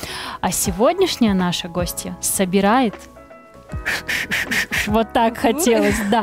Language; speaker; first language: Russian; native; Russian